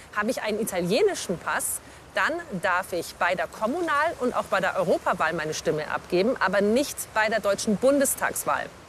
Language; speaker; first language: German; native; German